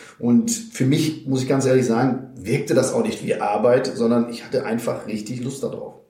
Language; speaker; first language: German; native; German